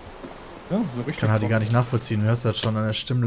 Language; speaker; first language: German; native; German